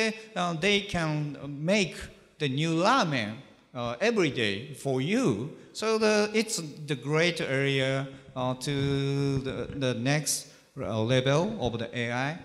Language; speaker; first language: English; non-native, learner; Japanese